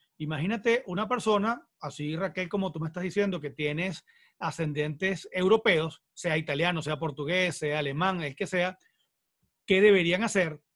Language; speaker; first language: Spanish; native; Spanish